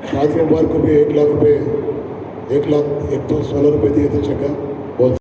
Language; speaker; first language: Urdu; native; Urdu